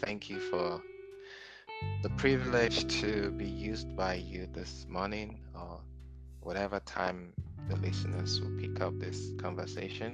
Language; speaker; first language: English; non-native, local second language; Yoruba